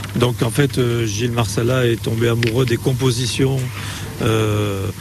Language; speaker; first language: French; native; French